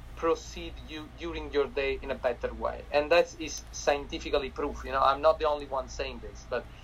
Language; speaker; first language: English; non-native, fluent; Italian